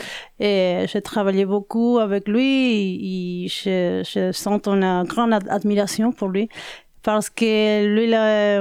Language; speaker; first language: French; non-native, learner; Spanish